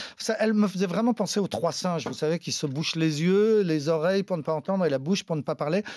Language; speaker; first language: French; native; French